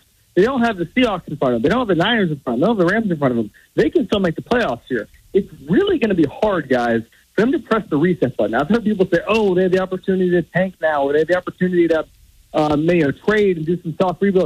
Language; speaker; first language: English; native; English